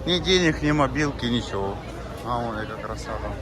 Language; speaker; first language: Russian; non-native, local second language; Ukrainian